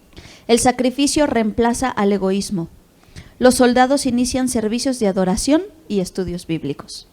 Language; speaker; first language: Spanish; native; Spanish